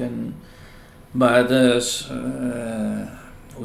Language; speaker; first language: English; non-native, learner; Spanish